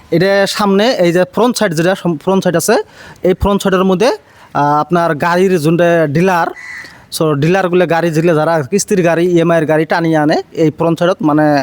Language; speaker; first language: Assamese; non-native, local second language; Bangla